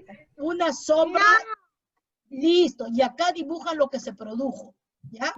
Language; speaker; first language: Spanish; native; Spanish